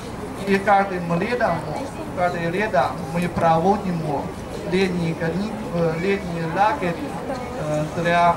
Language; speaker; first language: Russian; non-native, fluent; Chinese